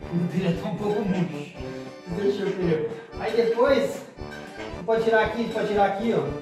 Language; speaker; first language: Portuguese; native; Portuguese